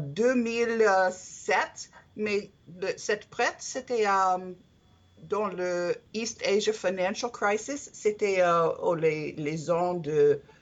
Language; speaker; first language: French; non-native, learner; English